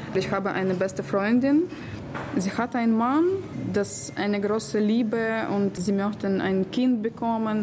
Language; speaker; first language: German; non-native, learner; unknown